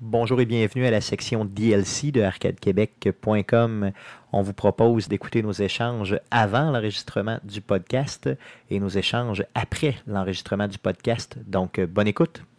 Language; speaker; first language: French; native; French